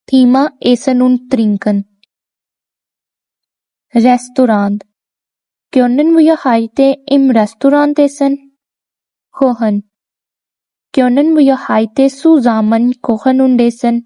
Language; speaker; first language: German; non-native, learner; Urdu